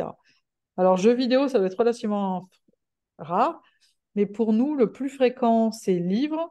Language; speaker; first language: French; native; French